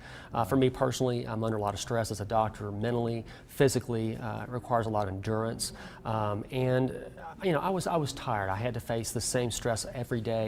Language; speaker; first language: English; native; English